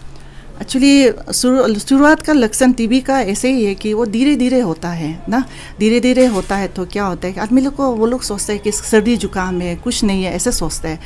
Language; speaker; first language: Hindi; non-native, local second language; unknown